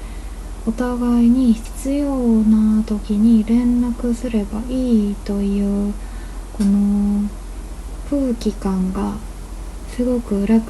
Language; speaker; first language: Japanese; non-native, fluent; Korean